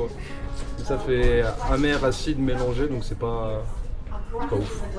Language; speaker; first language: French; native; French